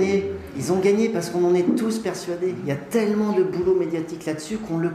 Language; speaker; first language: French; native; French